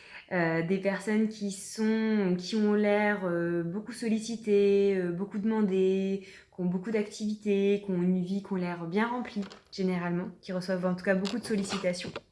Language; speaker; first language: French; native; French